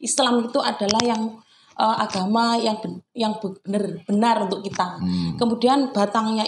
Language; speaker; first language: Indonesian; non-native, local second language; Javanese